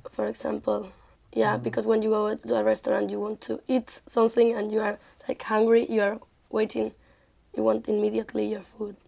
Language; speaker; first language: English; non-native, learner; Spanish